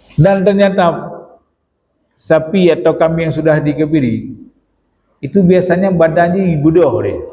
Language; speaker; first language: Malay; non-native, local second language; Achinese